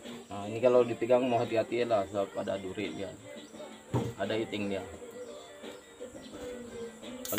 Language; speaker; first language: Malay; native; Malay